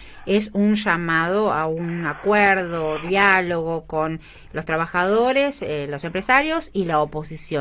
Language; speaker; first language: Spanish; native; Spanish